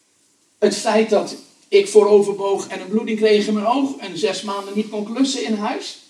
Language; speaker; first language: Dutch; native; Dutch